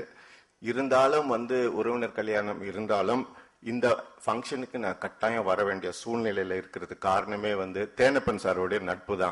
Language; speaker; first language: Tamil; native; Tamil